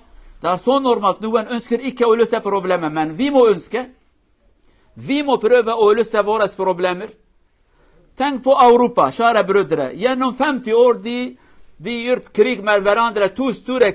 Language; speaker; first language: Norwegian; non-native, fluent; Kurdish